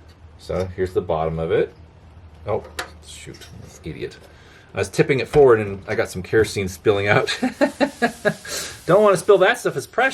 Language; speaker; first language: English; native; English